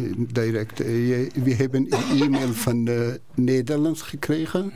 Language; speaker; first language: Dutch; non-native, learner; Persian